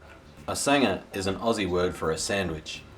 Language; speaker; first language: English; native; English